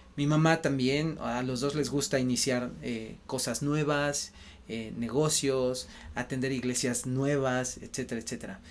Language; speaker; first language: Spanish; native; Spanish